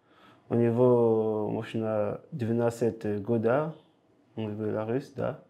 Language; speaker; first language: Russian; non-native, learner; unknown